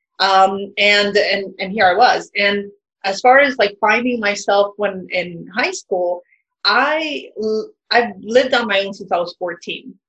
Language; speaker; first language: English; early bilingual, other home language; Spanish